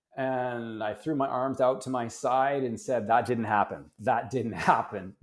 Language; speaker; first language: English; native; English